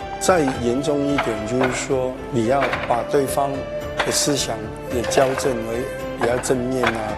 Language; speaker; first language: Chinese; non-native, local second language; Cantonese